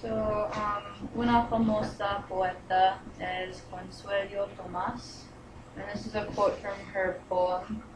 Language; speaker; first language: Spanish; non-native, learner; English